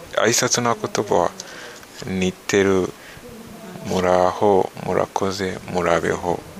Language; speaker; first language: Japanese; non-native, fluent; Kinyarwanda